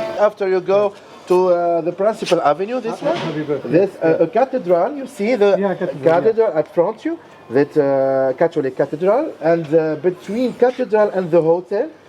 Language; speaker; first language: English; non-native, learner; Arabic